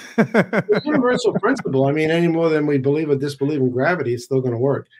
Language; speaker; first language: English; native; English